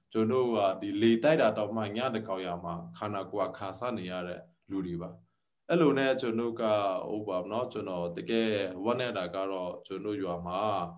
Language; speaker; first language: Burmese; non-native, local second language; Hakha Chin